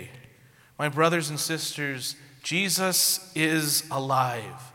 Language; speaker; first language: English; native; English